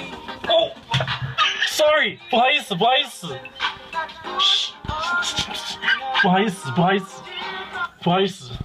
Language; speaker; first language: Chinese; non-native, learner; English